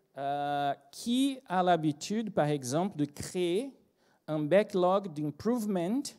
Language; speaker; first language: French; non-native, fluent; Portuguese